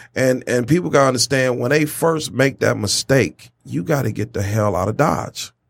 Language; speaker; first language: English; native; English